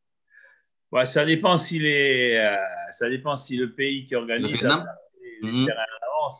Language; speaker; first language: French; native; French